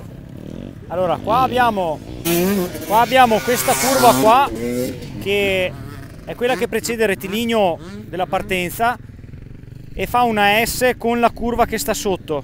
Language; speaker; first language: Italian; native; Italian